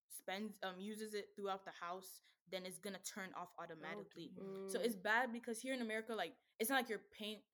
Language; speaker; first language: English; native; English